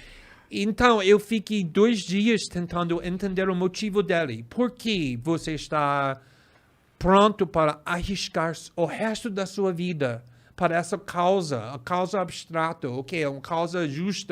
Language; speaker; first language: Portuguese; non-native, fluent; English